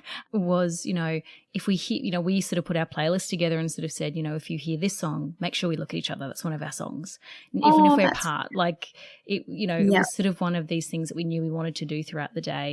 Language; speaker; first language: English; native; English